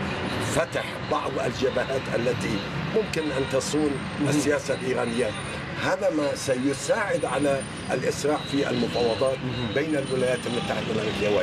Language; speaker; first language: Arabic; non-native, fluent; Persian